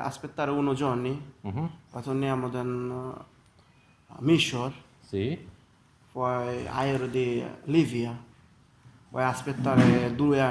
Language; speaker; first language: Italian; non-native, learner; Bangla